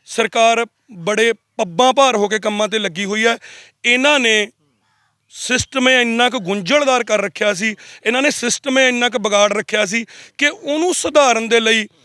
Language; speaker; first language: Punjabi; native; Punjabi